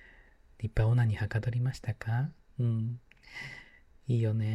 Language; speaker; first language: Japanese; native; Japanese